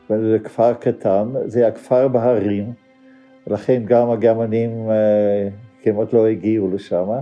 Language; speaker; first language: Hebrew; non-native, fluent; Dutch